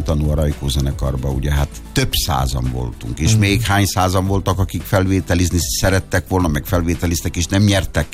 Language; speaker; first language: Hungarian; native; Hungarian